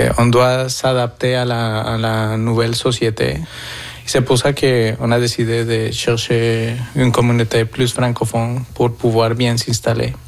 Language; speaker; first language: French; non-native, fluent; Spanish